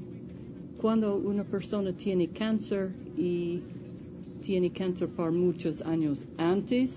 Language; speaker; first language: Spanish; non-native, learner; English